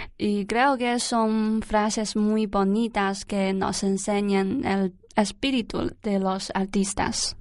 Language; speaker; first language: Spanish; non-native, learner; Chinese